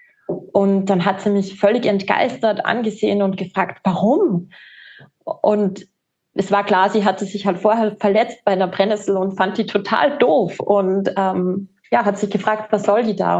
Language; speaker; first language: German; native; German